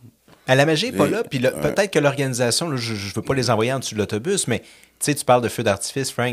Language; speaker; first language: French; native; French